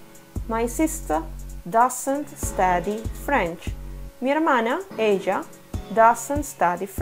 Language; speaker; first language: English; non-native, fluent; Spanish